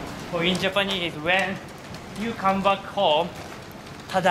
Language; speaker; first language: English; non-native, learner; Japanese